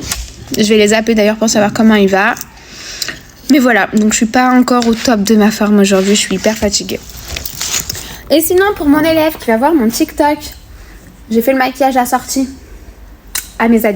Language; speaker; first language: French; native; French